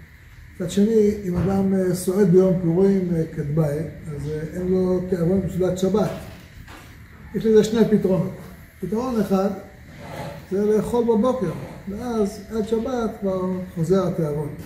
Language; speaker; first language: Hebrew; native; Hebrew